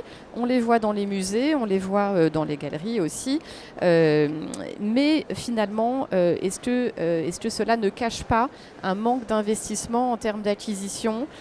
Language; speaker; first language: French; native; French